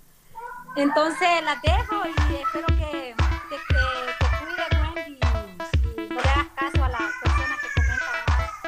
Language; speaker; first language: Spanish; native; Spanish